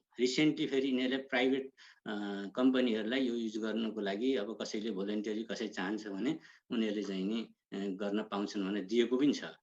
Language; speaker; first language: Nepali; native; Nepali